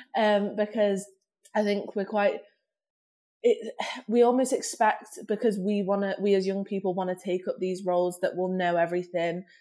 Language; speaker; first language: English; native; English